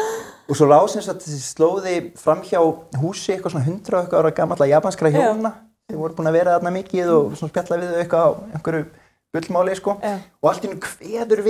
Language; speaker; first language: Icelandic; native; Icelandic